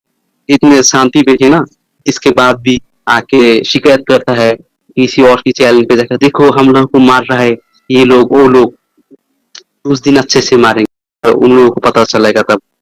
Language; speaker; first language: Hindi; non-native, fluent; Bangla